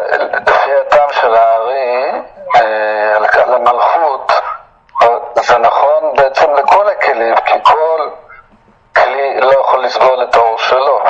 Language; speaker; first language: Hebrew; native; Hebrew